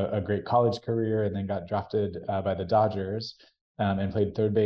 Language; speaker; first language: English; native; English